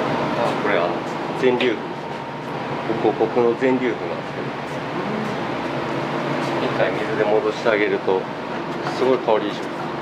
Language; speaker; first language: Japanese; native; Japanese